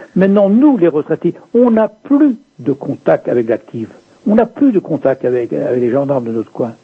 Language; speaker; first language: French; native; French